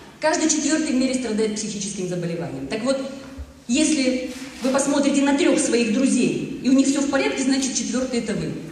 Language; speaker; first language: Russian; native; Russian